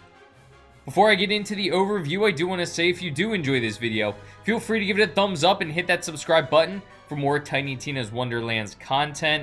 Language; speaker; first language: English; native; English